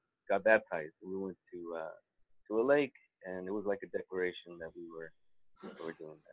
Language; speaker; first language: English; native; English